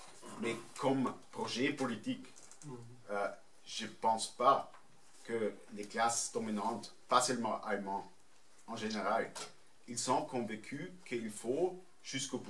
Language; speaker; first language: French; non-native, fluent; German